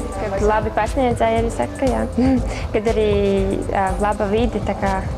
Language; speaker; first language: Latvian; non-native, local second language; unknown